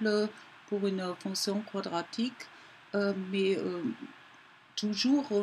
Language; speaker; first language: French; non-native, learner; German